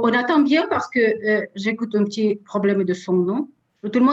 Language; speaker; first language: French; non-native, fluent; Russian